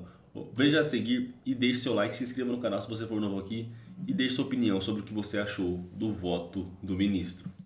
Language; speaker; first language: Portuguese; native; Portuguese